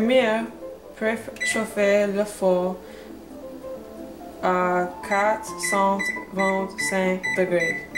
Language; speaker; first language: French; non-native, learner; English